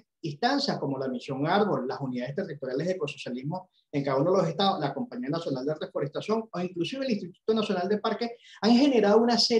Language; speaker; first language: Spanish; native; Spanish